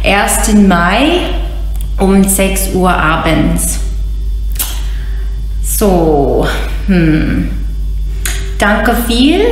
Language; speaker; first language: German; non-native, learner; English